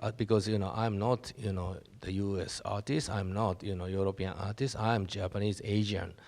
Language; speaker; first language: English; non-native, learner; Japanese